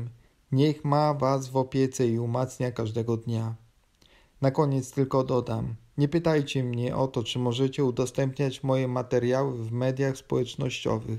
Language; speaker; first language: Polish; native; Polish